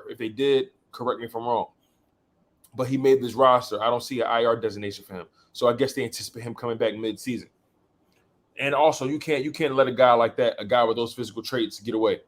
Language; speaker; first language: English; native; English